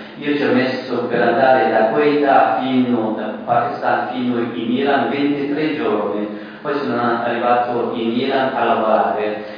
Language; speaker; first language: Italian; non-native, fluent; Persian